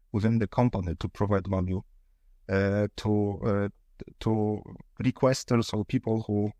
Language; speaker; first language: English; non-native, fluent; Polish